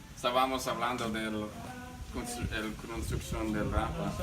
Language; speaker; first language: Spanish; non-native, learner; English